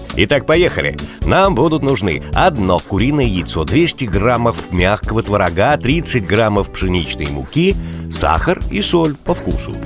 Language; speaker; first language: Russian; native; Russian